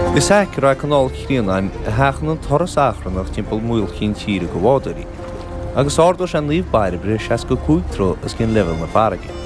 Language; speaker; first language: Irish; native; Irish